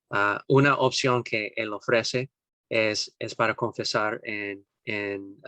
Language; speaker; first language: Spanish; non-native, fluent; English